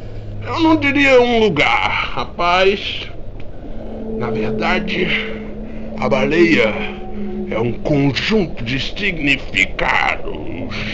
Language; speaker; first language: Portuguese; native; Portuguese